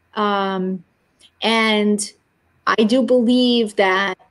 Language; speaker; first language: English; native; English